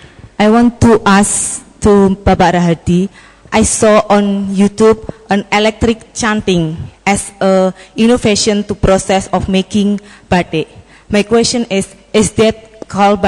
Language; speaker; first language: English; non-native, learner; Indonesian